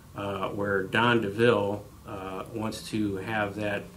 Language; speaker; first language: English; native; English